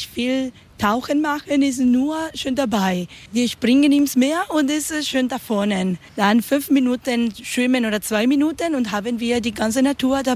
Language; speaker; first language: German; non-native, learner; Spanish